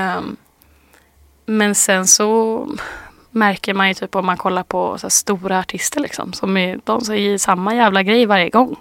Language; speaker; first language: Swedish; native; Swedish